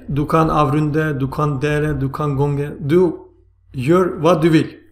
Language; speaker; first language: Swedish; non-native, fluent; Turkish